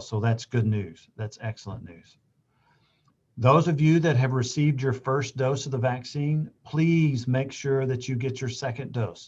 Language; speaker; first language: English; native; English